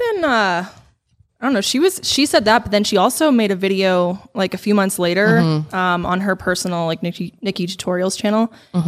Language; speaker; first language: English; native; English